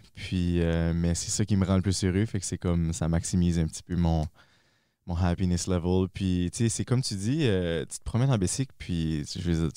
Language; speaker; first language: French; native; French